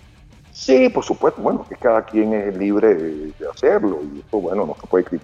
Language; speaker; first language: Spanish; native; Spanish